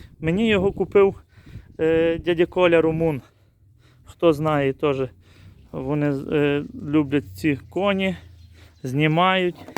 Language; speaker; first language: Ukrainian; native; Ukrainian